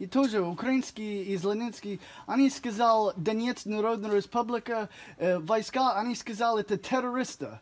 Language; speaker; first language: Russian; non-native, learner; English